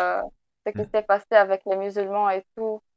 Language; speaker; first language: French; non-native, local second language; Arabic